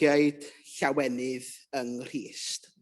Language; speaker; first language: Welsh; native; Welsh